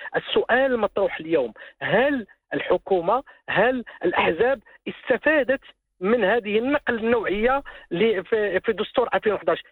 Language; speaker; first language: Arabic; native; Arabic